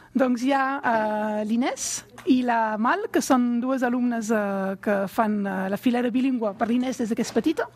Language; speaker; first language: Catalan; non-native, local second language; French